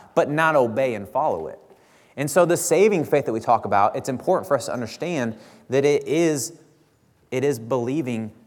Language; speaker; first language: English; native; English